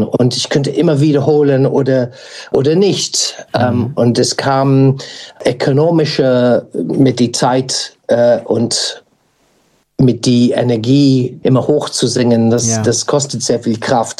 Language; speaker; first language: German; non-native, fluent; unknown